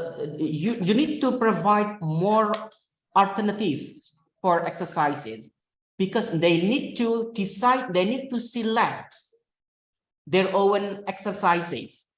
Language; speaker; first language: English; non-native, fluent; Indonesian